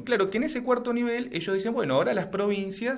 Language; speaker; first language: Spanish; native; Spanish